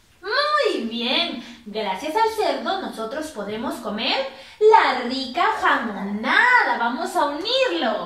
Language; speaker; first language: Spanish; native; Spanish